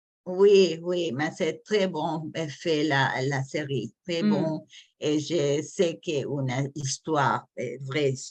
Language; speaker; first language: French; non-native, learner; English